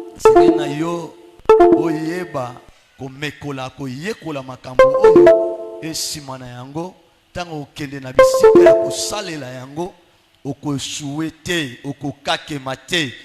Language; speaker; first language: Lingala; native; Lingala